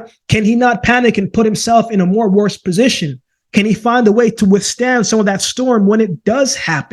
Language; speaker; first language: English; native; English